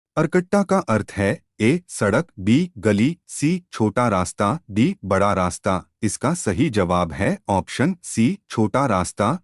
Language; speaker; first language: Hindi; native; Hindi